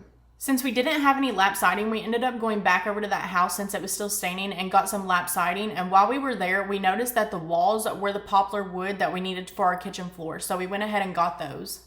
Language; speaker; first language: English; native; English